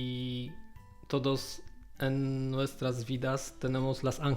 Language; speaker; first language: Spanish; non-native, learner; Polish